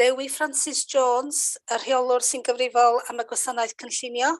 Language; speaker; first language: Welsh; native; Welsh